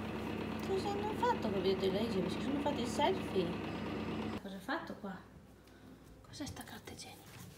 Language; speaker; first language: Italian; native; Italian